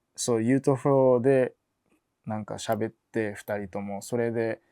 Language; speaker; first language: Japanese; early bilingual, other home language; English